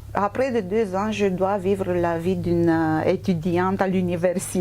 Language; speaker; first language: French; non-native, fluent; Romanian